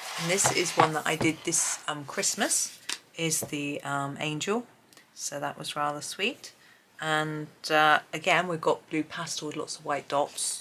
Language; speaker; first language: English; native; English